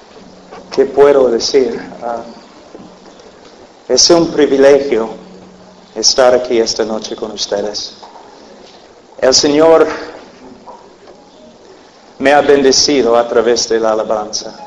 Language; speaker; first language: Spanish; non-native, fluent; English